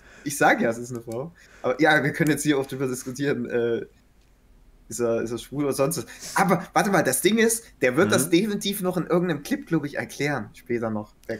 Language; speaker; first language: German; native; German